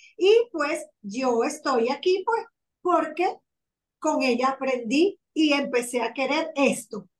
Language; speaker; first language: Spanish; native; Spanish